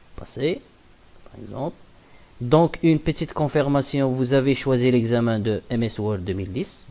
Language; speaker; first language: French; non-native, local second language; Arabic